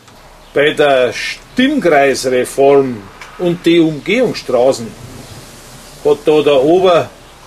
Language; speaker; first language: German; native; German